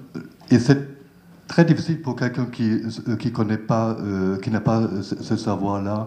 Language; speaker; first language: French; non-native, learner; German